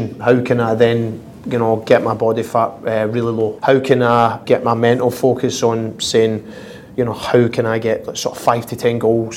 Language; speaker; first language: English; native; English